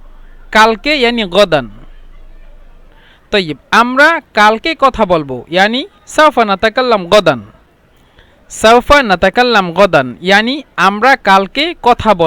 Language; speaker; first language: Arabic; non-native, fluent; Bangla